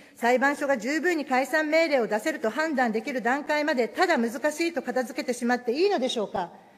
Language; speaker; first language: Japanese; native; Japanese